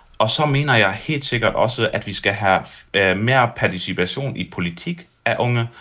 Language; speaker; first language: Danish; early bilingual, heritage; Danish